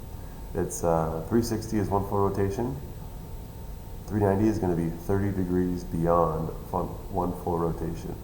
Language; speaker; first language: English; native; English